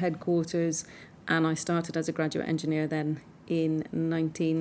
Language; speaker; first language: English; native; English